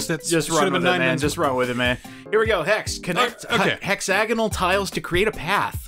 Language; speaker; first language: English; native; English